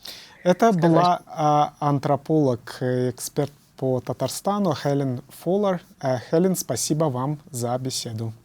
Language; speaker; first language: Russian; native; Russian